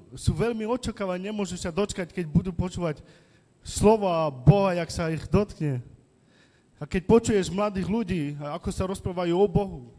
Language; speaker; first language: Slovak; non-native, local second language; Romany